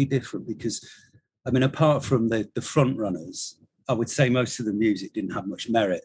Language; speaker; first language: English; native; English